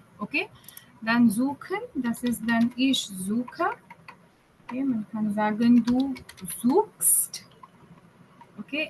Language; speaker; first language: German; non-native, fluent; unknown